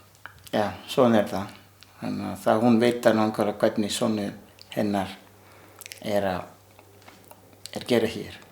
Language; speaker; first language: Icelandic; non-native, learner; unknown